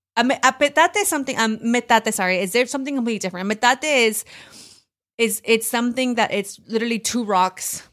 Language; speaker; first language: English; early bilingual, other home language; Spanish